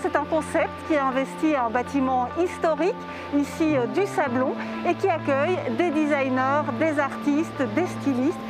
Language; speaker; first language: French; native; French